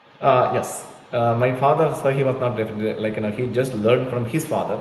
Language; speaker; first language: English; non-native, local second language; Tulu